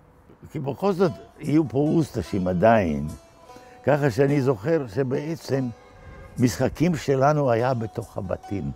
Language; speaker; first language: Hebrew; non-native, fluent; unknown